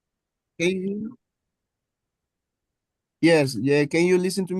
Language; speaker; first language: English; non-native, learner; Spanish